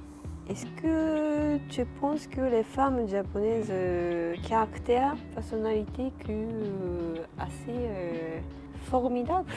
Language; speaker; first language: French; non-native, learner; Japanese